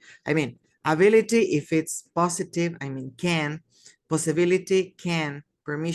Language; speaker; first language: English; non-native, fluent; Spanish